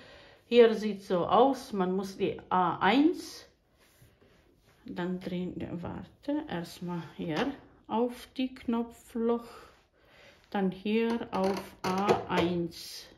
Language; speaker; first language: German; non-native, fluent; Bosnian